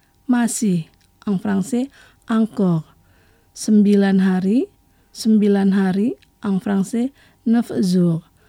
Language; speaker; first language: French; non-native, local second language; Indonesian